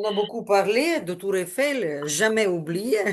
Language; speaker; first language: French; non-native, learner; Ukrainian